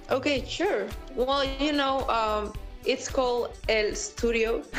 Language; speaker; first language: English; non-native, fluent; Spanish